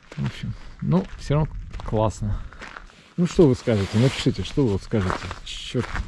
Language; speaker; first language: Russian; native; Russian